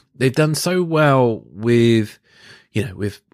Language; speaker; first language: English; native; English